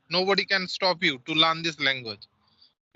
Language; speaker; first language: English; non-native, local second language; Santali